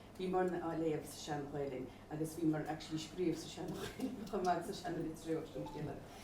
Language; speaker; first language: Irish; native; Irish